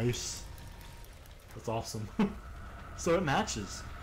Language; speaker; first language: English; native; English